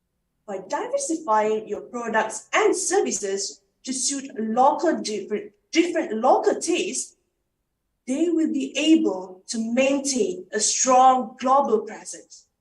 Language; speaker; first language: English; non-native, learner; Malay